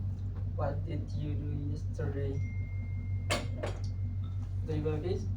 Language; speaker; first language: English; non-native, learner; Indonesian